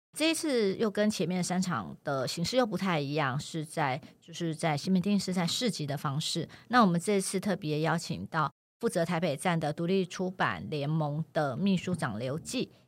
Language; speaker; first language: Chinese; native; Chinese